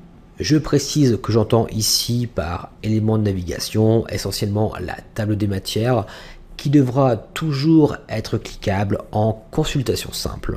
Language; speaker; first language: French; native; French